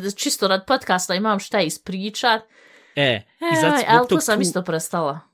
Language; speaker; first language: Bosnian; early bilingual, heritage; Bosnian